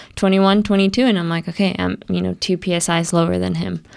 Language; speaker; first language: English; early bilingual, other home language; Spanish